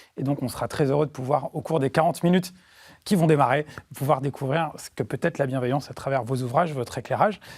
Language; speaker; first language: French; native; French